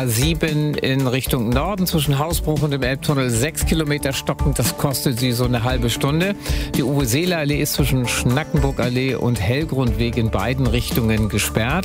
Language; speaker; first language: German; native; German